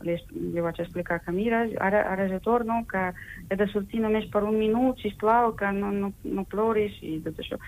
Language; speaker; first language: Catalan; non-native, fluent; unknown